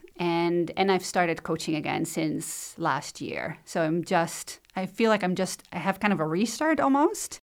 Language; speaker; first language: English; non-native, fluent; Dutch